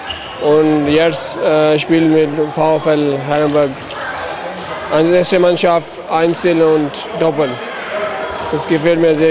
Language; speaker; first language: German; non-native, learner; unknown